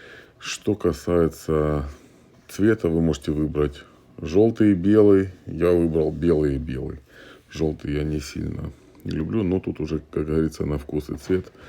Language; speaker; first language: Russian; native; Russian